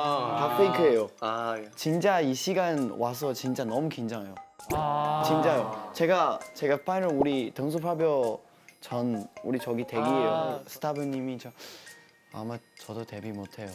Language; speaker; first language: Korean; non-native, learner; Chinese